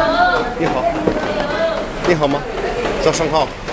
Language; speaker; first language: Chinese; non-native, learner; English